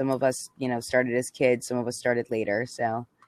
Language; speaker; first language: English; native; English